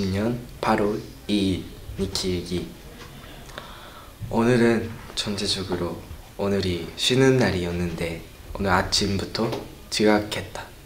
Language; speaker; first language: Korean; non-native, learner; Japanese